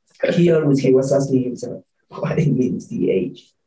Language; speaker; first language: English; non-native, fluent; Spanish